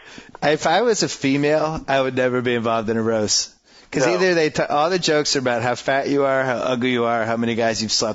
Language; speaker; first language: English; native; English